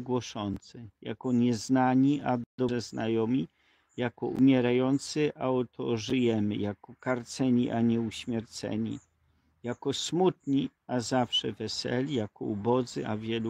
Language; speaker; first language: Polish; native; Polish